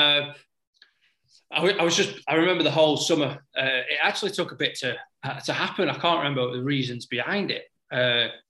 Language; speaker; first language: English; native; English